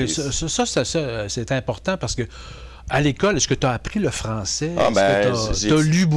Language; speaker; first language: French; native; French